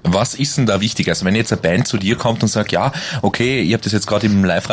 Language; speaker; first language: German; native; German